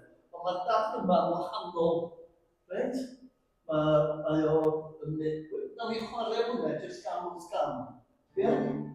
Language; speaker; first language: Welsh; native; Welsh